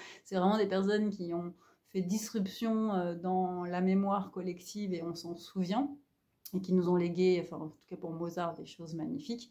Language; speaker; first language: French; native; French